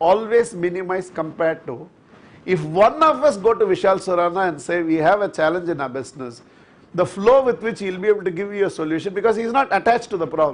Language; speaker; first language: English; non-native, local second language; Tamil